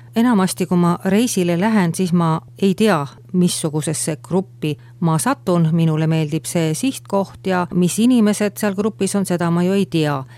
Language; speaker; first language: Estonian; native; Estonian